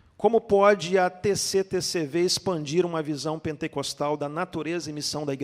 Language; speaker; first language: Portuguese; native; Portuguese